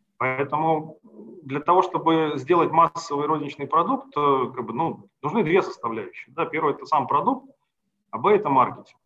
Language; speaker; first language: Russian; native; Russian